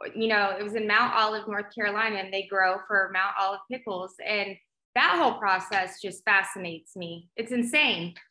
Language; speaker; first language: English; native; English